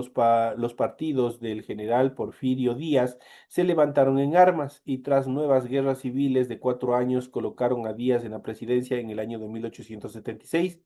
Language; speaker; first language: Spanish; native; Spanish